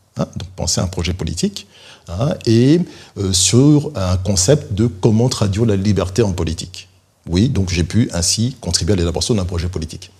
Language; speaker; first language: French; early bilingual, other home language; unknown